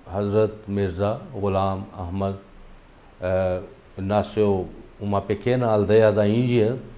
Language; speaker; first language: Portuguese; non-native, fluent; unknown